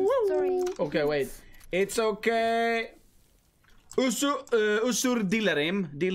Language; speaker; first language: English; non-native, fluent; Swedish